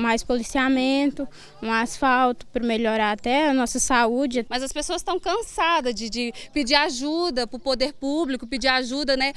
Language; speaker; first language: Portuguese; native; Portuguese